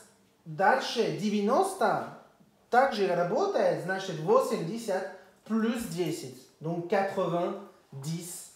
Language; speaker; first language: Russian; non-native, fluent; French